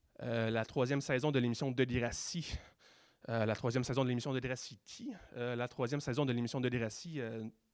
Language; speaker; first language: French; native; French